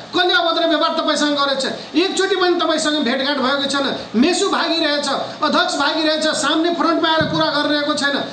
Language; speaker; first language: Nepali; non-native, local second language; Maithili